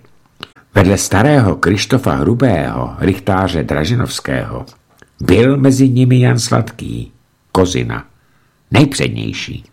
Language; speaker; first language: Czech; native; Czech